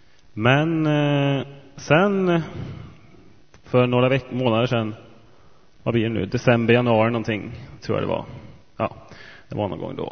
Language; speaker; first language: Swedish; native; Swedish